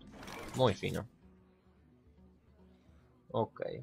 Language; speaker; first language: Spanish; native; Spanish